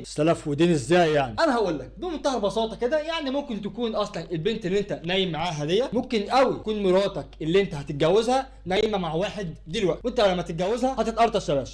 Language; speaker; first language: Arabic; native; Arabic